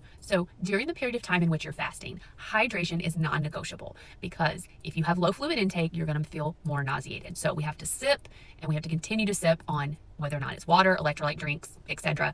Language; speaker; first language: English; native; English